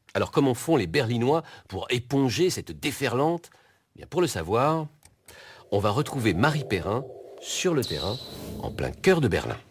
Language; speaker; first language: French; native; French